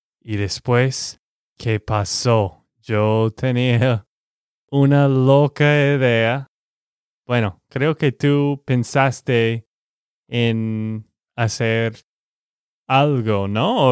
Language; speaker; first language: Spanish; non-native, learner; English